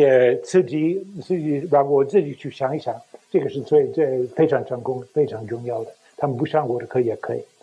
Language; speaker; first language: Chinese; non-native, fluent; English